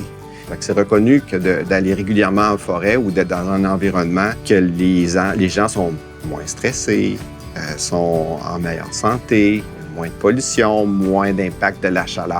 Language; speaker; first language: French; native; French